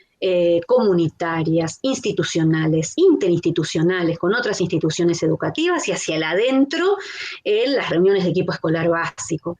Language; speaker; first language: Spanish; native; Spanish